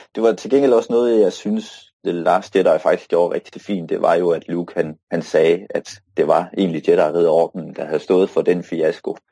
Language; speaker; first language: Danish; native; Danish